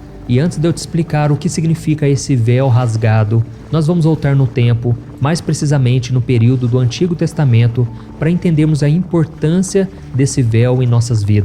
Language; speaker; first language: Portuguese; native; Portuguese